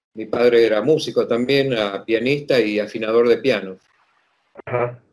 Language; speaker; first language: Spanish; native; Spanish